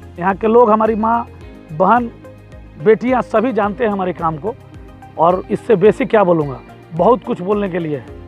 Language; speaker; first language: Hindi; native; Hindi